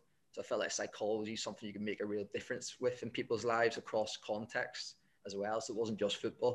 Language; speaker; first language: English; native; English